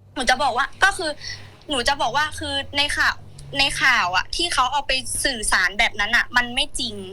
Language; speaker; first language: Thai; native; Thai